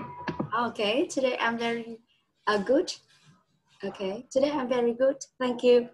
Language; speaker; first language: English; non-native, fluent; Vietnamese